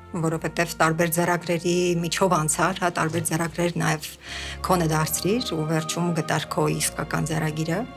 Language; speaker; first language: Armenian; native; Armenian